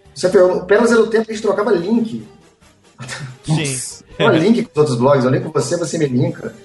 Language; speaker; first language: Portuguese; native; Portuguese